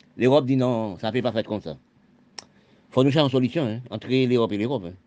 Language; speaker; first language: French; non-native, local second language; Haitian Creole